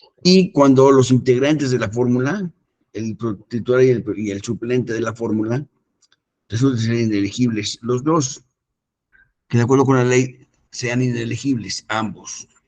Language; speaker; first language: Spanish; native; Spanish